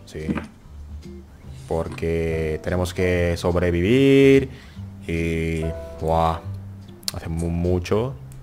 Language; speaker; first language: Spanish; non-native, learner; Indonesian